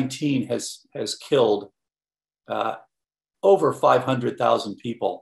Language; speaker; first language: English; native; English